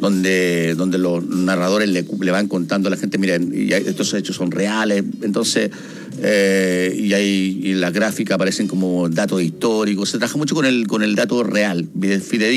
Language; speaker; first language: Spanish; native; Spanish